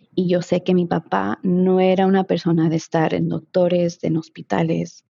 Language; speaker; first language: Spanish; early bilingual, heritage; Spanish